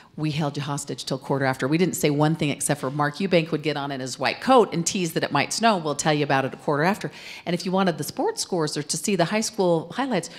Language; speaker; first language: English; native; English